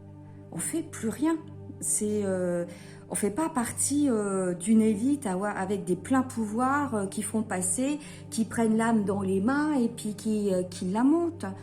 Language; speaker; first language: French; native; French